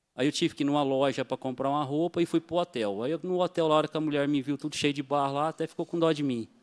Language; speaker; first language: Portuguese; native; Portuguese